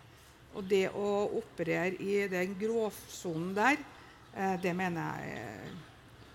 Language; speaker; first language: Norwegian; native; Norwegian